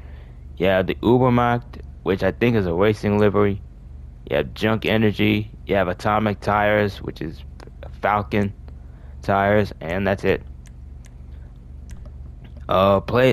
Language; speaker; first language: English; native; English